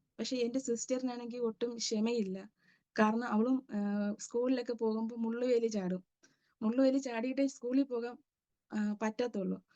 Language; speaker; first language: Malayalam; native; Malayalam